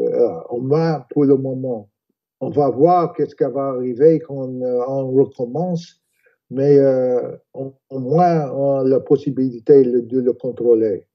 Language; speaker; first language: French; non-native, fluent; English